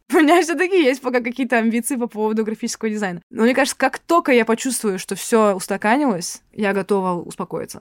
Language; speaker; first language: Russian; native; Russian